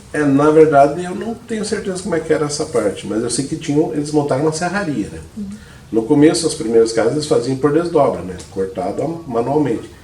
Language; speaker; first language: Portuguese; native; Portuguese